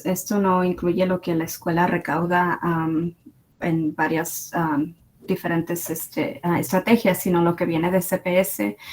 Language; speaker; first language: Spanish; early bilingual, heritage; Spanish